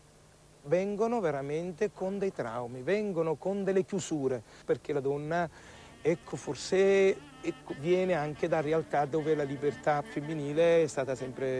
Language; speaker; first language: Italian; native; Italian